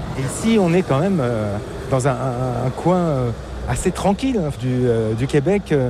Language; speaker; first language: French; native; French